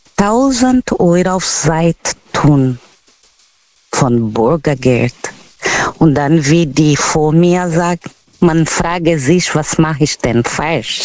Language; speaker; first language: German; non-native, learner; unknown